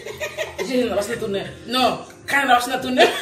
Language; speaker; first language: French; non-native, learner; Haitian Creole